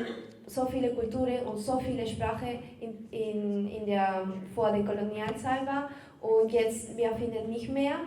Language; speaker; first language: German; non-native, learner; Spanish